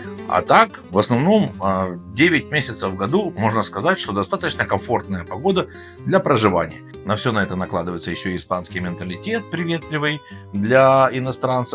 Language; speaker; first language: Russian; native; Russian